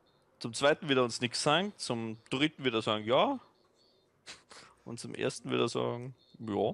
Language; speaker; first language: German; native; German